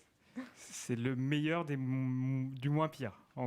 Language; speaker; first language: French; native; French